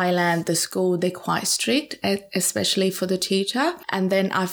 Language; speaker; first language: English; non-native, fluent; Thai